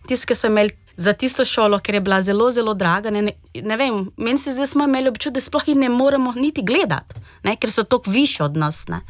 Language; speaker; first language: Slovenian; non-native, fluent; Portuguese